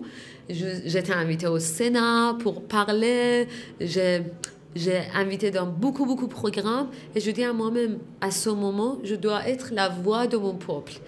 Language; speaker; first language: French; non-native, fluent; Persian